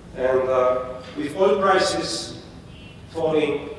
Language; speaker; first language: English; non-native, fluent; Polish